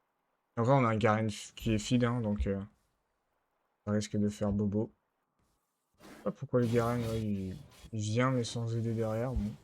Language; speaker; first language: French; native; French